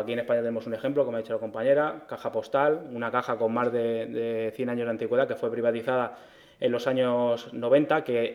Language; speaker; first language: Spanish; native; Spanish